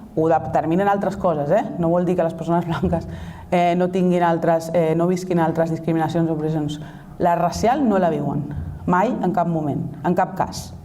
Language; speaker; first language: Catalan; non-native, local second language; Spanish